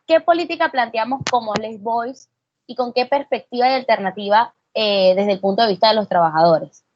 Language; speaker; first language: Spanish; native; Spanish